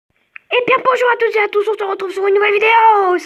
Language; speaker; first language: French; native; French